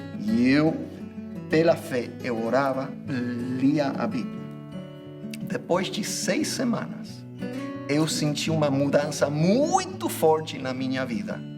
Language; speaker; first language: Portuguese; non-native, fluent; English